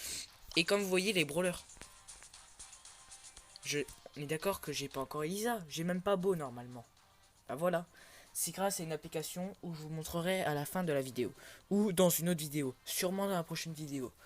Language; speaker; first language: French; native; French